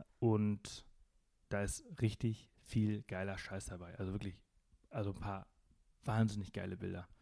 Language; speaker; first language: German; non-native, fluent; Spanish